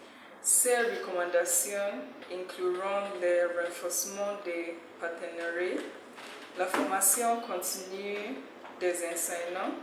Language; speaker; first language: French; non-native, fluent; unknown